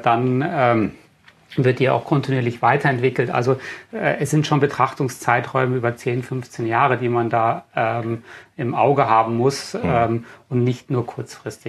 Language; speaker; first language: German; native; German